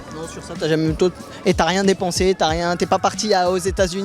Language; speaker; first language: French; native; French